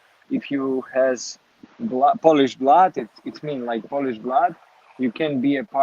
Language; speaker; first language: English; non-native, learner; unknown